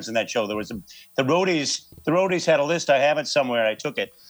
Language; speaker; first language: English; native; English